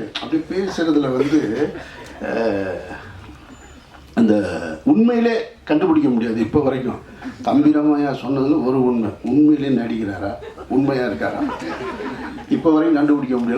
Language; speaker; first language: Tamil; native; Tamil